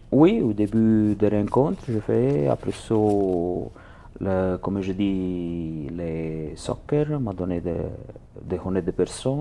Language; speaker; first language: French; non-native, learner; Italian